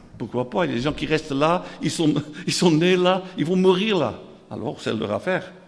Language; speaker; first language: French; non-native, fluent; Dutch